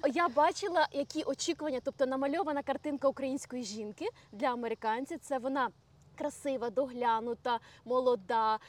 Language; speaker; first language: Ukrainian; native; Ukrainian